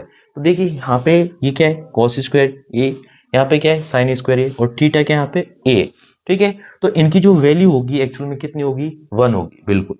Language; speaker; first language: Hindi; native; Hindi